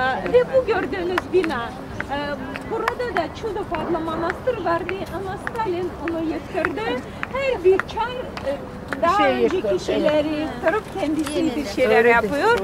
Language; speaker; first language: Turkish; non-native, fluent; Russian